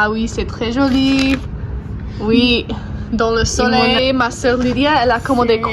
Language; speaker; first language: French; non-native, learner; English